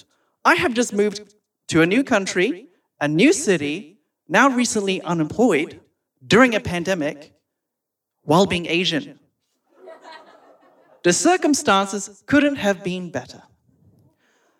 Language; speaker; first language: English; native; English